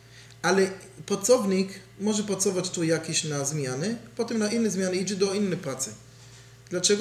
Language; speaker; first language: Polish; non-native, learner; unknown